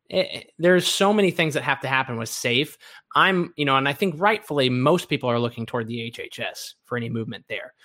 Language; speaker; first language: English; native; English